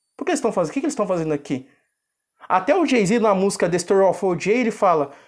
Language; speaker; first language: Portuguese; native; Portuguese